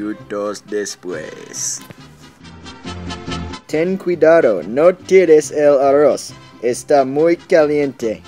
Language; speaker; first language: Spanish; non-native, learner; English